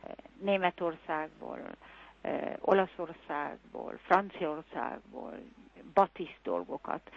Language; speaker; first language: Hungarian; early bilingual, heritage; Hungarian